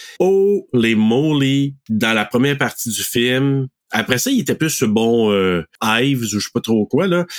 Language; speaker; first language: French; native; French